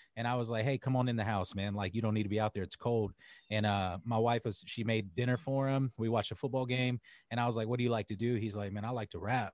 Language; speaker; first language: English; native; English